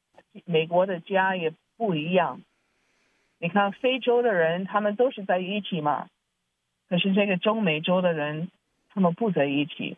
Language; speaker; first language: Chinese; early bilingual, heritage; Chinese